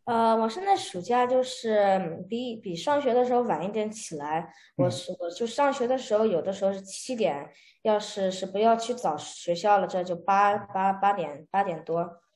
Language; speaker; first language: Chinese; early bilingual, heritage; Chinese